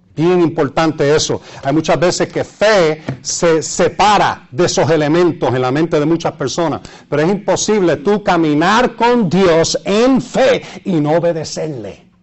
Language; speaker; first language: Spanish; early bilingual, heritage; Spanish